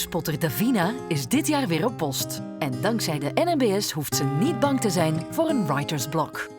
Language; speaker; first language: Dutch; native; Dutch